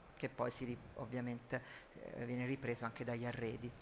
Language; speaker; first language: Italian; native; Italian